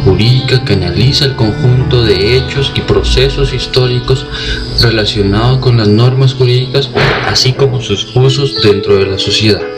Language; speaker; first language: Spanish; native; Spanish